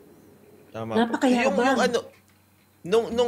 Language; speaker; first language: Filipino; native; Filipino